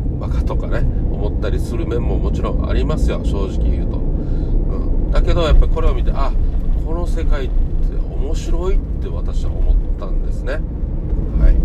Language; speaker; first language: Japanese; native; Japanese